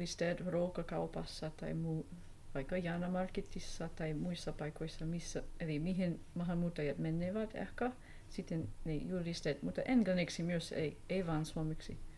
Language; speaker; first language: Finnish; non-native, learner; English